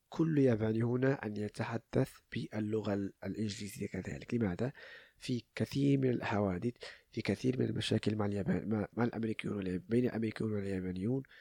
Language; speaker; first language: Arabic; native; Arabic